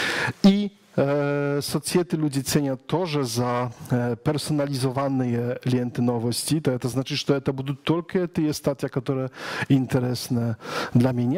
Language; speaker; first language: Russian; non-native, learner; Polish